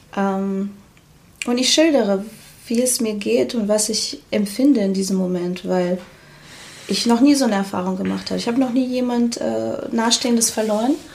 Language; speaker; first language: German; early bilingual, other home language; Portuguese